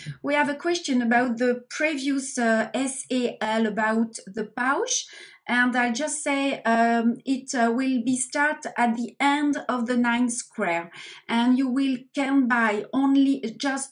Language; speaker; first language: English; non-native, learner; French